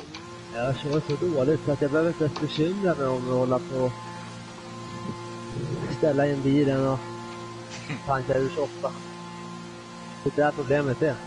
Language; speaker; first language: Swedish; native; Swedish